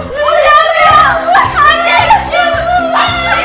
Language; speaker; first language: Chinese; non-native, learner; English